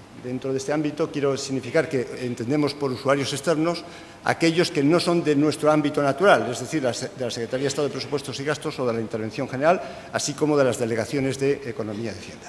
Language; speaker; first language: Spanish; native; Spanish